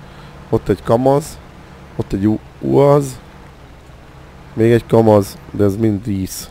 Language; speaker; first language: Hungarian; native; Hungarian